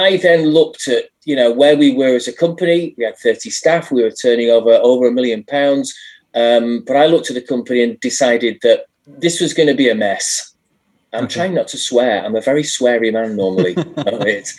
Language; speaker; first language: English; native; English